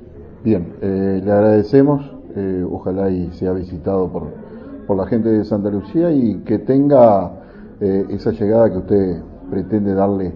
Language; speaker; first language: Spanish; native; Spanish